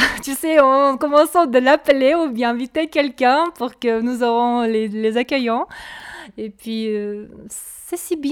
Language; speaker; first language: French; non-native, learner; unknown